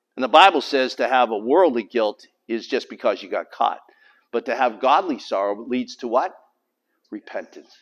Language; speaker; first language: English; native; English